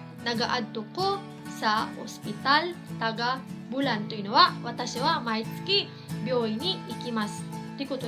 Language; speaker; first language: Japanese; non-native, fluent; Cebuano